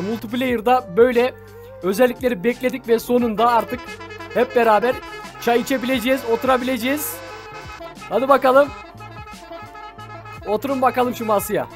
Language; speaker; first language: Turkish; native; Turkish